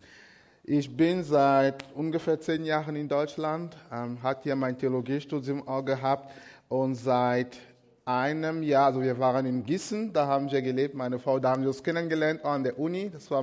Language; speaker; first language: German; non-native, fluent; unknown